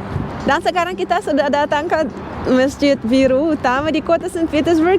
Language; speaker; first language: Indonesian; non-native, fluent; Russian